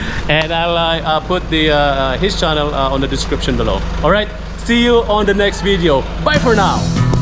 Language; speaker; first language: English; non-native, local second language; Cebuano